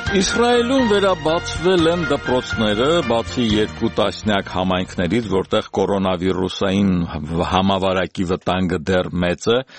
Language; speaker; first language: Armenian; native; Armenian